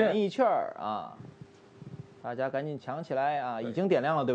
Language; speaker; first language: Chinese; native; Chinese